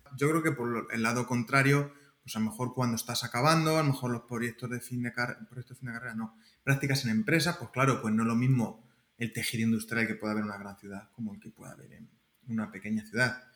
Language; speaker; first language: Spanish; native; Spanish